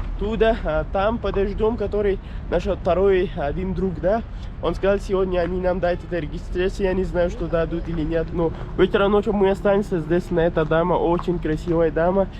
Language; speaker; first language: Russian; non-native, learner; Pashto